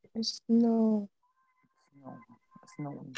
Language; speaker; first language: English; non-native, learner; Spanish